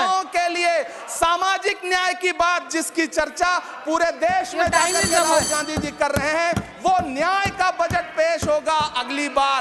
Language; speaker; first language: Hindi; native; Hindi